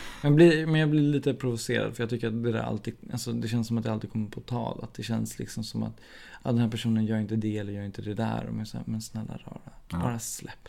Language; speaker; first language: Swedish; native; Swedish